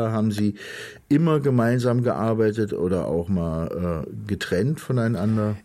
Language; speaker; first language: German; native; German